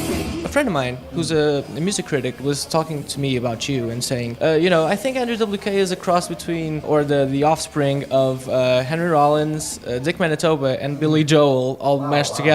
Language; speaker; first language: English; non-native, fluent; Portuguese